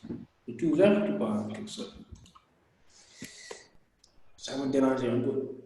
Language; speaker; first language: French; non-native, local second language; Arabic